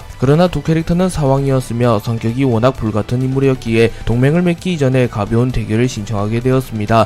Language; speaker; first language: Korean; native; Korean